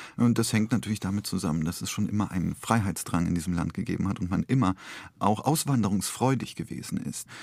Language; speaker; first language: German; early bilingual, other home language; Polish